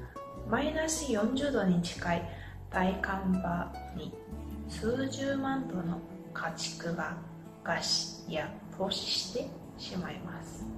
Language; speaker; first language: Japanese; non-native, fluent; Mongolian